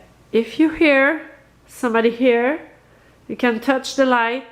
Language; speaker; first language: English; non-native, learner; French